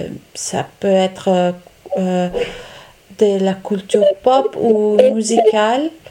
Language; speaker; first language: French; non-native, learner; Italian